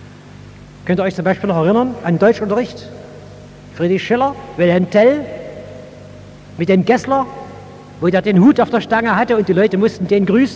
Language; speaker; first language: German; native; German